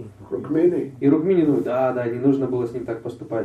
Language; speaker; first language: Russian; native; Russian